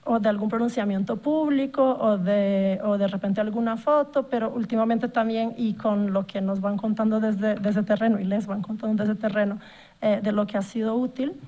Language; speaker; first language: Spanish; non-native, fluent; Portuguese